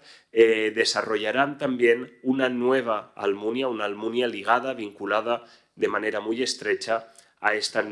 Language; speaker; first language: Spanish; native; Spanish